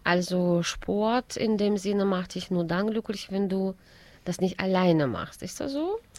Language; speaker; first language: German; native; German